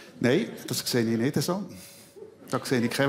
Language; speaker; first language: German; native; German